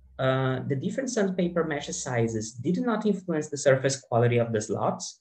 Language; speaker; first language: English; non-native, fluent; Portuguese